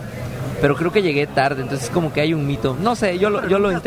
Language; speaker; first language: Spanish; native; Spanish